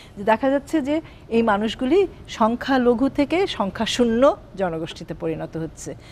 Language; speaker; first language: Bangla; native; Bangla